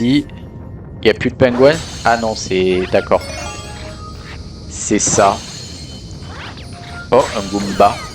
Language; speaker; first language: French; native; French